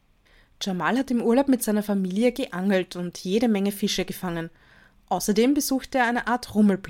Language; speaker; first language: German; native; German